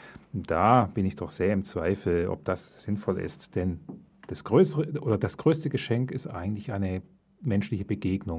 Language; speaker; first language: German; native; German